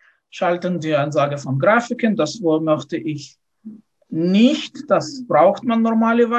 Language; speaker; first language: German; non-native, fluent; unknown